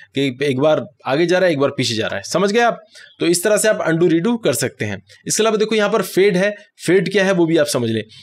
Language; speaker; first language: Hindi; native; Hindi